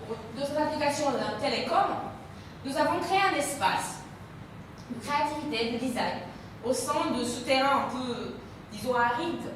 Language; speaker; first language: French; non-native, fluent; Romanian